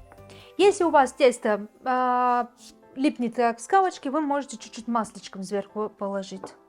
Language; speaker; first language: Russian; non-native, fluent; Bulgarian